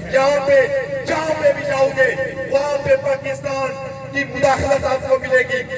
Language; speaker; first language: Urdu; non-native, local second language; Pahari-Potwari